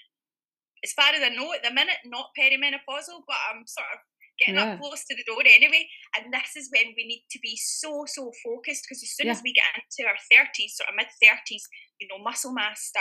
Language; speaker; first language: English; native; English